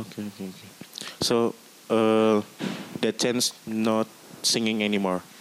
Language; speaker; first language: English; non-native, learner; Indonesian